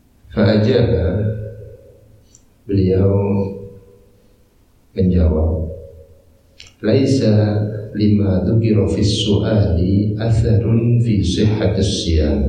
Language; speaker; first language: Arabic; non-native, fluent; Indonesian